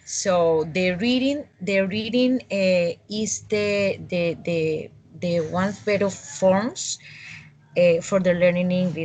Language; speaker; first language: English; non-native, learner; Spanish